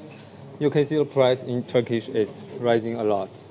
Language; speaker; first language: English; non-native, learner; Chinese